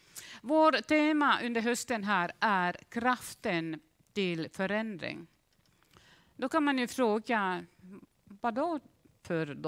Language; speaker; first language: Swedish; non-native, fluent; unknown